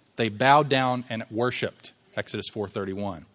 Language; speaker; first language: English; native; English